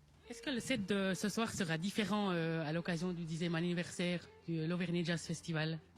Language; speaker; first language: French; native; French